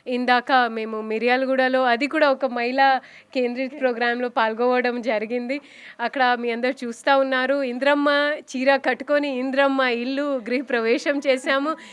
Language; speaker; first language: Telugu; non-native, fluent; Hindi